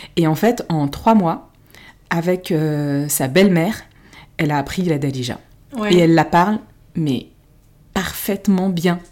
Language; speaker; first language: French; native; French